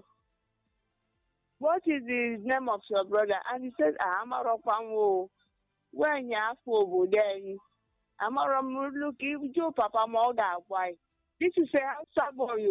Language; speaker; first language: English; non-native, local second language; Igbo